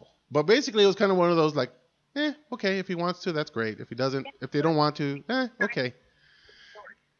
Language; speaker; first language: English; native; English